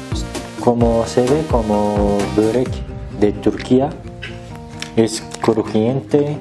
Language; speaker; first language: Spanish; non-native, learner; Turkish